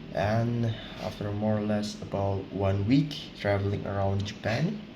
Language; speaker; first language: English; non-native, learner; Indonesian